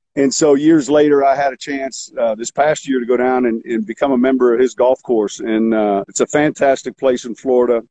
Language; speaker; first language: English; native; English